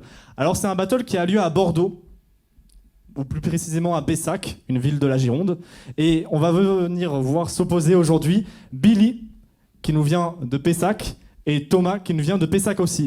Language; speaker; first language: French; native; French